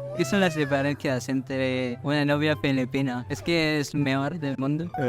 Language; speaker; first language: Spanish; non-native, fluent; Filipino